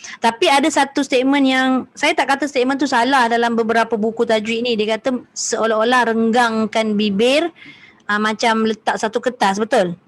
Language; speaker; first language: Malay; native; Malay